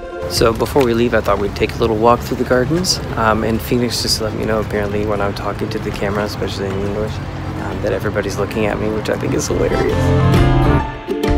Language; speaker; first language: English; native; English